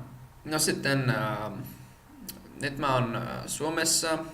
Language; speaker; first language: Finnish; non-native, learner; Czech